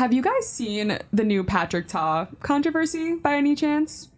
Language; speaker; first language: English; native; English